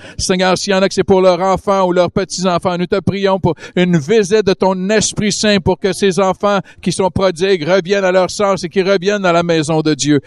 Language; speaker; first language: French; native; French